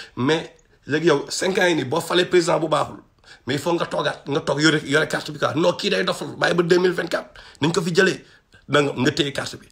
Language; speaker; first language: Wolof; non-native, local second language; Fula